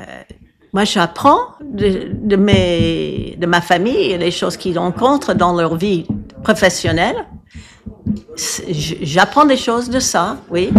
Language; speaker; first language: French; non-native, fluent; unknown